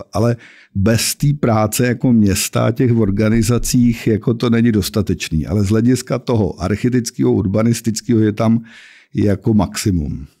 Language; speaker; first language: Czech; native; Czech